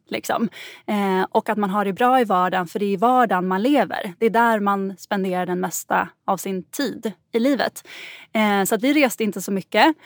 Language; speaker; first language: Swedish; native; Swedish